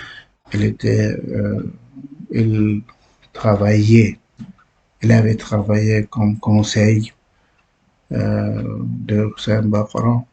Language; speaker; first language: French; non-native, learner; Uzbek